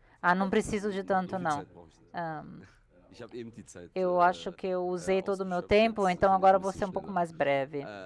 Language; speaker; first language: Portuguese; non-native, learner; German